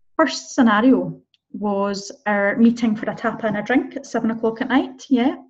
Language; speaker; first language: English; native; English